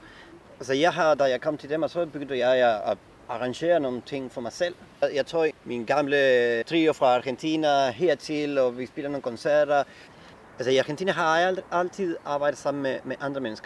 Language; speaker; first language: Danish; non-native, fluent; Spanish